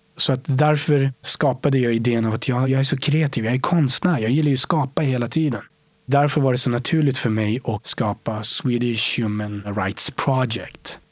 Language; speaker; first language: Swedish; early bilingual, other home language; Romany